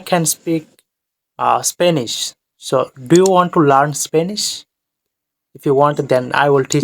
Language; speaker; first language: English; non-native, fluent; Bangla